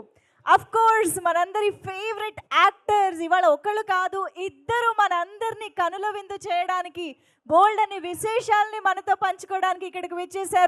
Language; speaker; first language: Telugu; native; Telugu